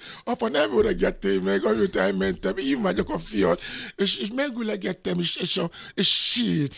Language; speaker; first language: Hungarian; non-native, learner; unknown